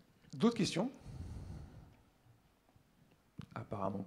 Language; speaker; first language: French; native; French